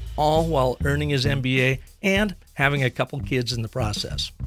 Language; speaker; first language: English; native; English